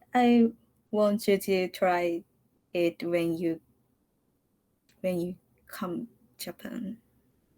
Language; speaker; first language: English; non-native, learner; Japanese